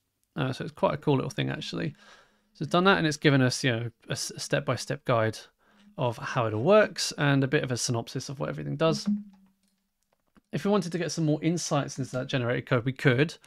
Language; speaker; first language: English; native; English